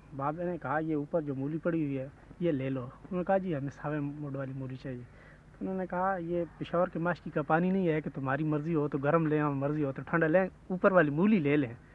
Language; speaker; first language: Urdu; non-native, local second language; Punjabi